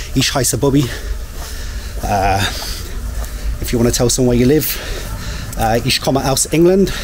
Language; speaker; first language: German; non-native, learner; English